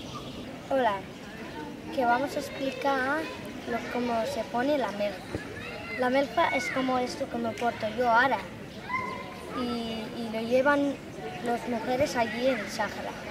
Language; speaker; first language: Spanish; non-native, learner; Arabic